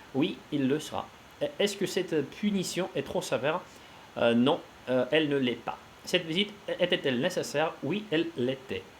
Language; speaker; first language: French; non-native, fluent; Russian